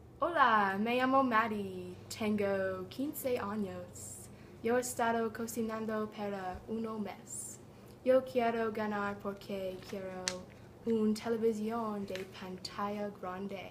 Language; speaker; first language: Spanish; non-native, learner; English